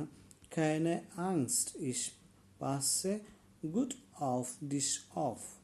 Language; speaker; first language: German; non-native, learner; Malayalam